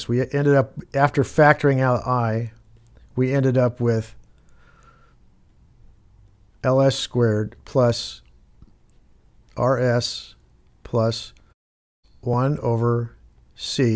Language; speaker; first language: English; native; English